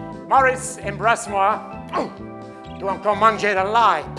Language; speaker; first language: French; non-native, learner; English